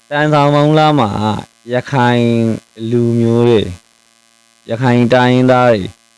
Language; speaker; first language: Burmese; non-native, local second language; Rohingya